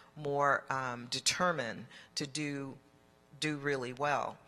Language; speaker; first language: English; native; English